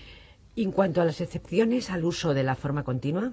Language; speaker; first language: Spanish; native; Spanish